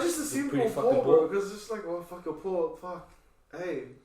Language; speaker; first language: English; native; English